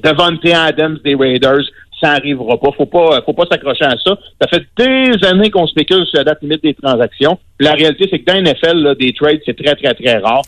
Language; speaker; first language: French; native; French